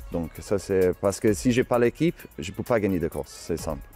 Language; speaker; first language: French; non-native, fluent; English